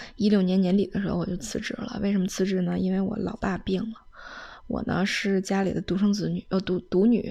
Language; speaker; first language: Chinese; native; Chinese